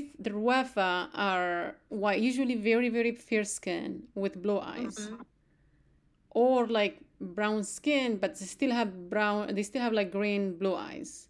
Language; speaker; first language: English; non-native, fluent; Arabic